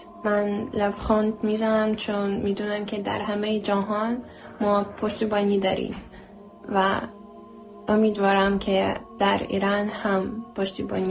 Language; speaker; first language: Persian; non-native, learner; Ukrainian